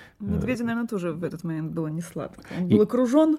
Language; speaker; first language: Russian; native; Russian